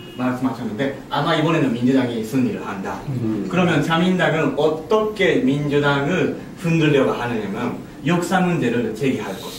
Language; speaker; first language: Korean; non-native, learner; Japanese